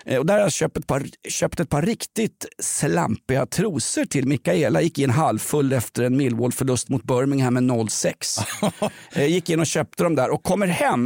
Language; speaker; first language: Swedish; native; Swedish